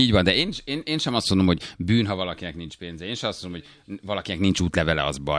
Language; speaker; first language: Hungarian; native; Hungarian